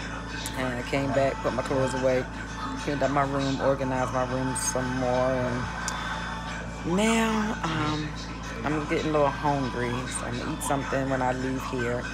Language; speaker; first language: English; native; English